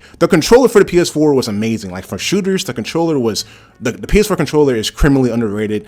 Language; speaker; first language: English; native; English